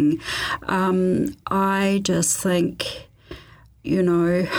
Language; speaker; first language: English; native; English